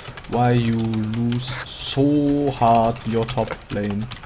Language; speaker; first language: English; non-native, learner; German